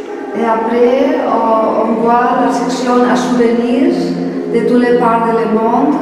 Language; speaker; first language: French; non-native, learner; Spanish